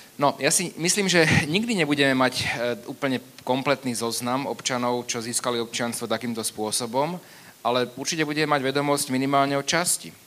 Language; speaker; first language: Slovak; native; Slovak